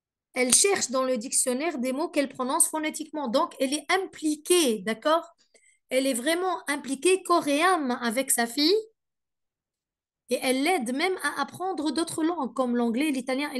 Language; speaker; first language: French; non-native, fluent; Arabic